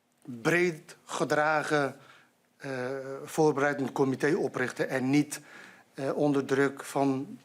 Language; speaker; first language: Dutch; non-native, fluent; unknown